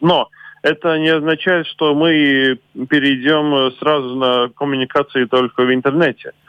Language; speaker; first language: Russian; non-native, local second language; Latvian